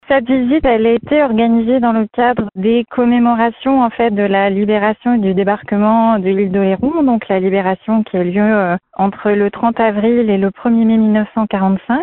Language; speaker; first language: French; native; French